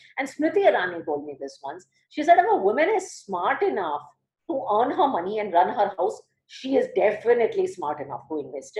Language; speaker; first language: English; early bilingual, other home language; Hindi